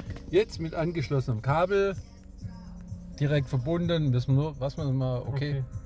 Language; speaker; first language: German; native; German